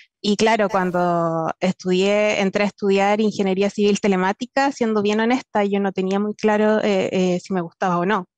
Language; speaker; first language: Spanish; native; Spanish